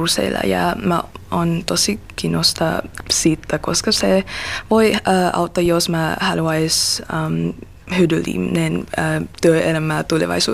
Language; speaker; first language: Finnish; non-native, learner; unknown